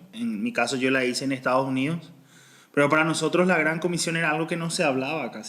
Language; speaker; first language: Spanish; native; Spanish